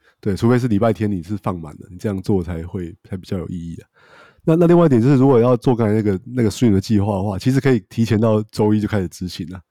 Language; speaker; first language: Chinese; native; Chinese